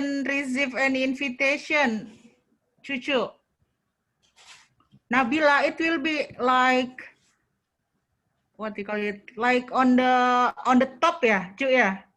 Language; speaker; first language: English; non-native, fluent; Indonesian